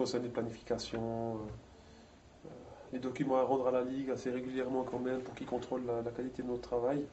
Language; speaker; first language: French; native; French